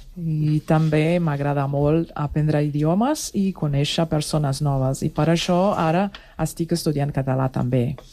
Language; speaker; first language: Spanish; non-native, fluent; Portuguese